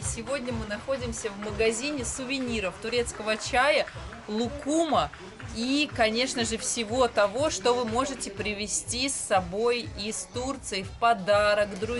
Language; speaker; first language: Russian; native; Russian